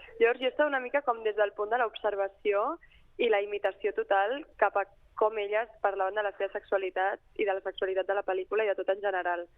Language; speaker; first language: Catalan; native; Catalan